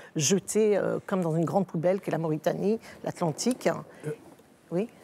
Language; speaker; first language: French; native; French